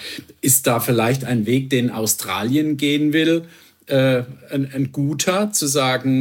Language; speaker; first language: German; native; German